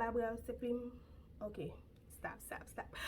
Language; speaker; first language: French; non-native, local second language; Haitian Creole